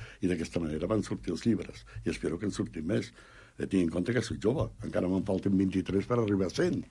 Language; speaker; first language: Catalan; native; Catalan